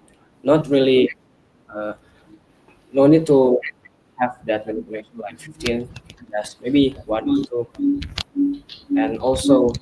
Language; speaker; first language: English; non-native, learner; Indonesian